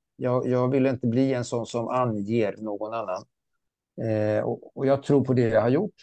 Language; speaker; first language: Swedish; early bilingual, other home language; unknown